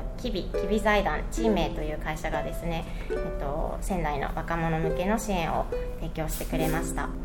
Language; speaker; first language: Japanese; native; Japanese